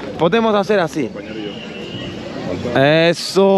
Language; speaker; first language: Spanish; non-native, learner; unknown